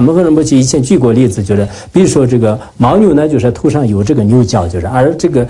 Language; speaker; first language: Chinese; non-native, local second language; Tibetan